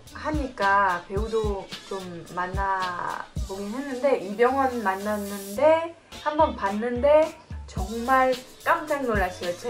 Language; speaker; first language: Korean; non-native, fluent; French